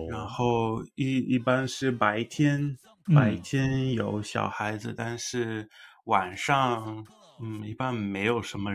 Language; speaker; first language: Chinese; early bilingual, heritage; Chinese